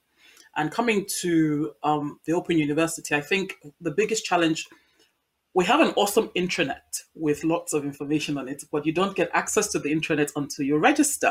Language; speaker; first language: English; non-native, local second language; Yoruba